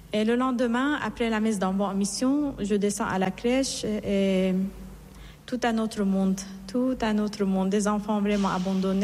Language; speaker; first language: French; non-native, fluent; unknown